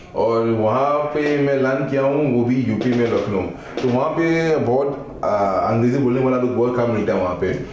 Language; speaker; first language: Hindi; non-native, fluent; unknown